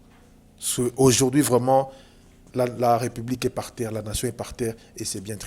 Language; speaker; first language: French; non-native, local second language; Lingala